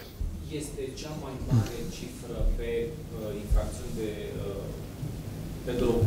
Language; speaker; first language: Romanian; native; Romanian